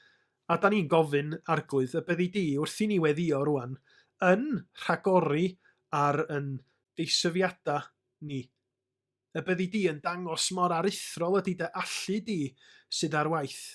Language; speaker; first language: Welsh; native; Welsh